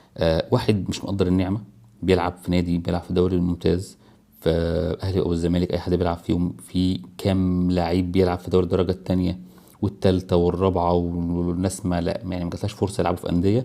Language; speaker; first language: Arabic; native; Arabic